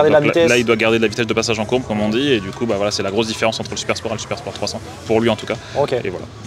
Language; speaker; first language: French; native; French